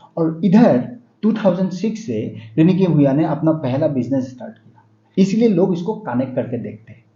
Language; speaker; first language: Hindi; non-native, local second language; Assamese